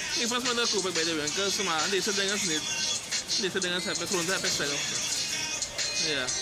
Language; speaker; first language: Dutch; non-native, local second language; Sranan Tongo